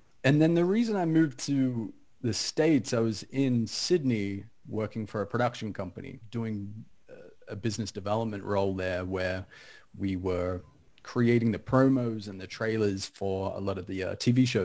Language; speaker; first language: English; native; English